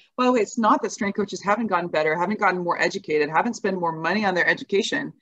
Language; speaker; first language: English; native; English